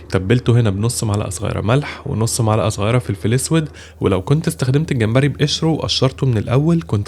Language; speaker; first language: Arabic; native; Arabic